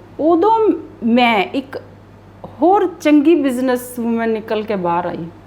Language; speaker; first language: Punjabi; non-native, local second language; Hindi